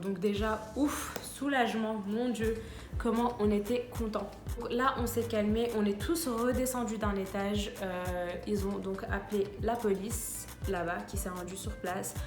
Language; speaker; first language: French; early bilingual, other home language; Arabic